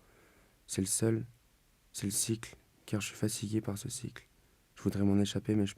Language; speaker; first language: French; non-native, fluent; Chinese